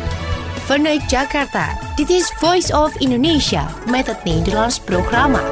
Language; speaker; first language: Dutch; non-native, fluent; Indonesian